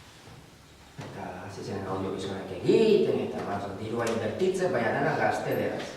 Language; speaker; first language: Basque; non-native, learner; Spanish